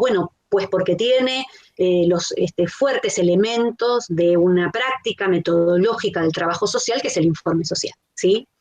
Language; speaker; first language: Spanish; native; Spanish